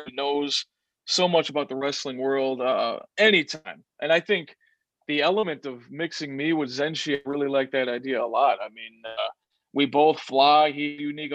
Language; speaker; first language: English; native; English